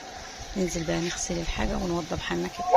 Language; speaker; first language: Arabic; native; Arabic